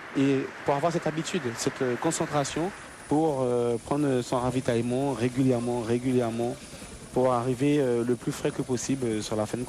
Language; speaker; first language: French; native; French